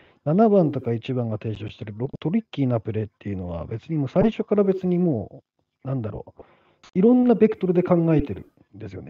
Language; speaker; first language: Japanese; native; Japanese